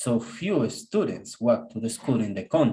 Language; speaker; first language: English; non-native, fluent; Spanish